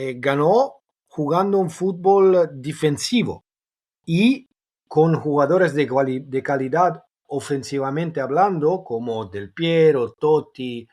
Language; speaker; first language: Spanish; non-native, fluent; Italian